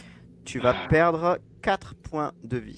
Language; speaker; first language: French; native; French